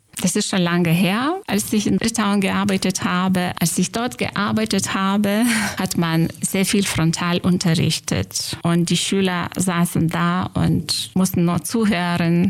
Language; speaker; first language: German; non-native, fluent; Lithuanian